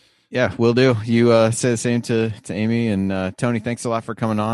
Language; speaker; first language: English; native; English